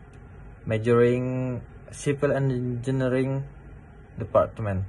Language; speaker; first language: English; non-native, learner; Indonesian